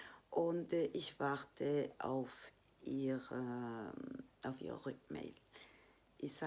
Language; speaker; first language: German; non-native, fluent; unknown